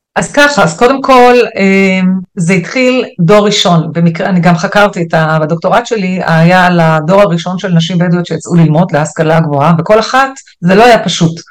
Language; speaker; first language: Hebrew; non-native, local second language; Arabic